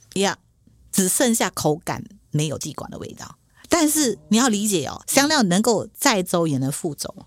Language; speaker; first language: Chinese; native; Chinese